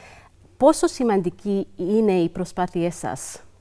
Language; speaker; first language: Greek; early bilingual, other home language; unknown